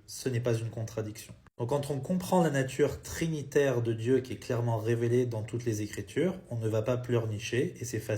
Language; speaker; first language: French; native; French